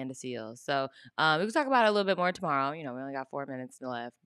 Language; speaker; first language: English; native; English